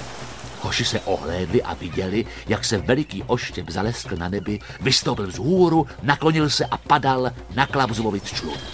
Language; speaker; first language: Czech; native; Czech